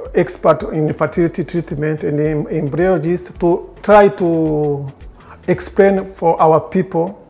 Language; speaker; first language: English; non-native, local second language; Kinyarwanda